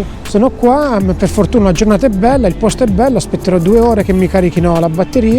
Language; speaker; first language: Italian; native; Italian